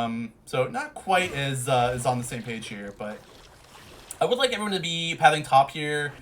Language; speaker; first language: English; native; English